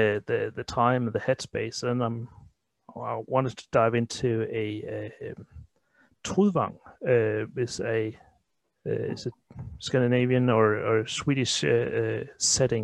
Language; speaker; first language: English; non-native, fluent; Danish